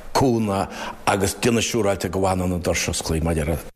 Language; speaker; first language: Irish; native; Irish